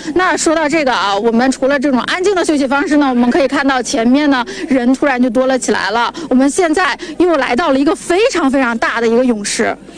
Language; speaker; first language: Chinese; native; Chinese